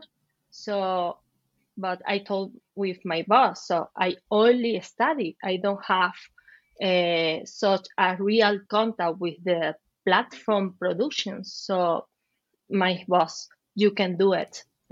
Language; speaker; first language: English; non-native, learner; Spanish